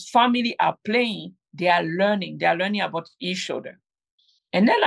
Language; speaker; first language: English; non-native, local second language; French